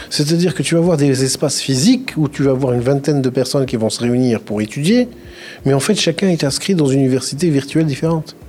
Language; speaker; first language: French; non-native, local second language; Arabic